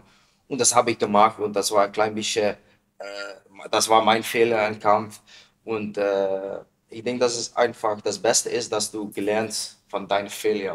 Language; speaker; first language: German; non-native, learner; Dutch